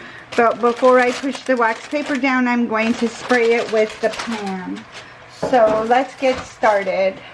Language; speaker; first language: English; native; English